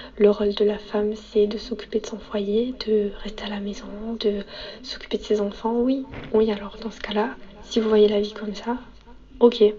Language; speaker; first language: French; native; French